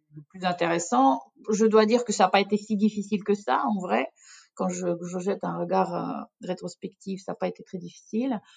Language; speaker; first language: French; non-native, fluent; Russian